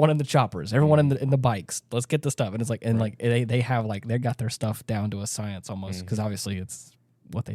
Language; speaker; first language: English; native; English